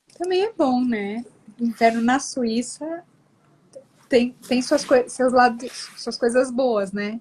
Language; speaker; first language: Portuguese; native; Portuguese